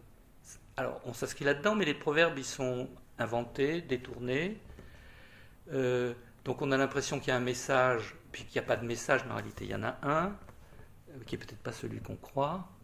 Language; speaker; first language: French; native; French